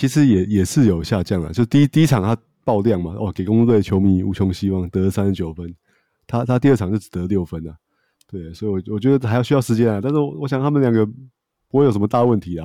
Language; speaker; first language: Chinese; native; Chinese